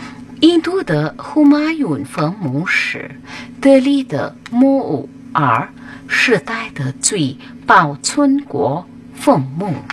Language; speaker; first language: Chinese; non-native, learner; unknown